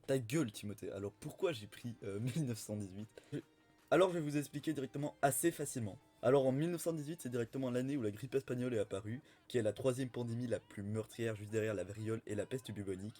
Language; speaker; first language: French; native; French